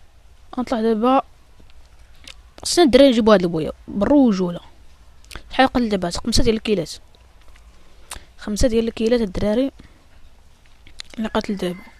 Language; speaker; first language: Arabic; native; Arabic